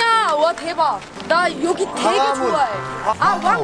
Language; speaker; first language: Korean; non-native, learner; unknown